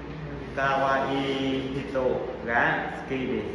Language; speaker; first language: Japanese; non-native, learner; Vietnamese